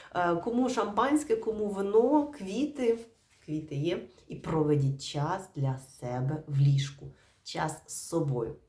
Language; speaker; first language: Ukrainian; native; Ukrainian